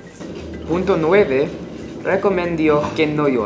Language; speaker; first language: Spanish; non-native, learner; English